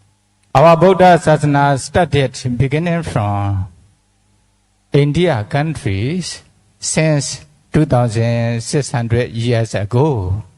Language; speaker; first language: English; non-native, fluent; Burmese